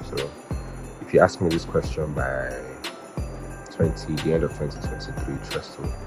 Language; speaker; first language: English; non-native, local second language; Yoruba